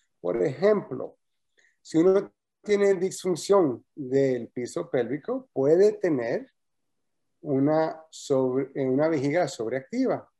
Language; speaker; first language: Spanish; early bilingual, heritage; Spanish